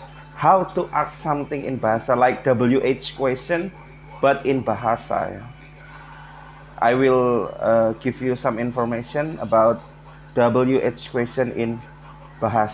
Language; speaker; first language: English; non-native, learner; Indonesian